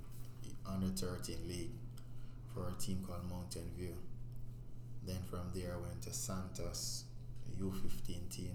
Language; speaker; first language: English; non-native, local second language; Jamaican Creole English